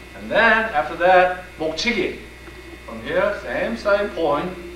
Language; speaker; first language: English; non-native, fluent; Korean